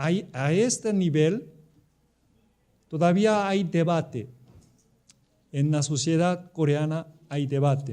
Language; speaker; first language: Spanish; non-native, fluent; Korean